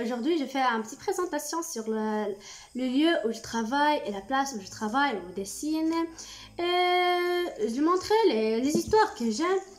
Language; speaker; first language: French; non-native, learner; Arabic